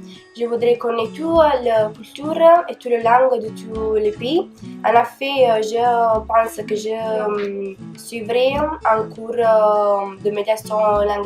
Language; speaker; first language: French; non-native, fluent; Italian